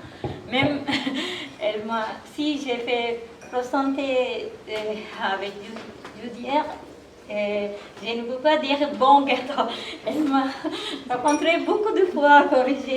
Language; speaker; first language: French; non-native, learner; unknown